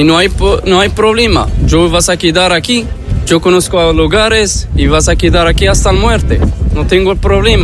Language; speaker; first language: Spanish; non-native, learner; Arabic